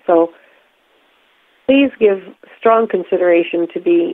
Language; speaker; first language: English; native; English